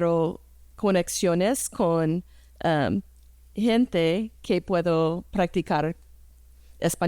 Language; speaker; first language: Spanish; early bilingual, heritage; English